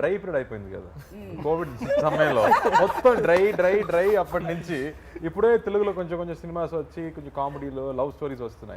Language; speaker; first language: Telugu; non-native, fluent; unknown